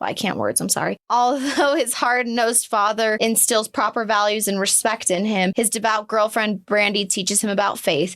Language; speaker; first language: English; native; English